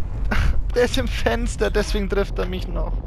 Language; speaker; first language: German; native; German